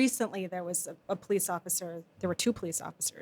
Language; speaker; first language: English; native; English